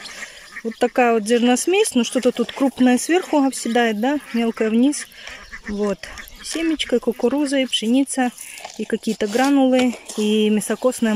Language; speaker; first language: Russian; native; Russian